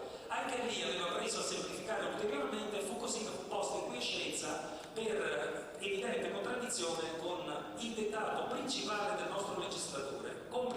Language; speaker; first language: Italian; native; Italian